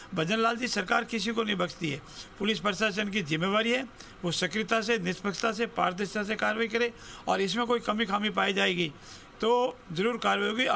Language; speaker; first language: Hindi; native; Hindi